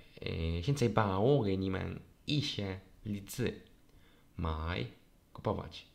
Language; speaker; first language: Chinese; non-native, learner; Polish